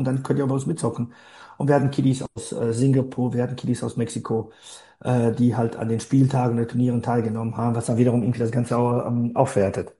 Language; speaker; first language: German; non-native, fluent; Bosnian